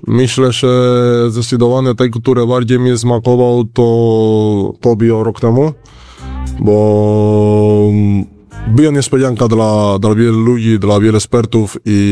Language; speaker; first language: Polish; non-native, learner; Spanish